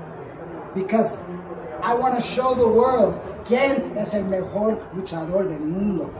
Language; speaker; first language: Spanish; early bilingual, heritage; English